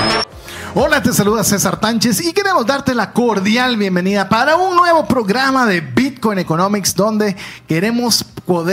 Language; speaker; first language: Spanish; native; Spanish